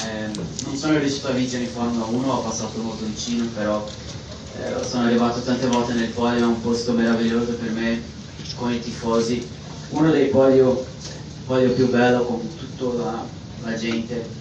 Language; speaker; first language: Italian; non-native, fluent; Portuguese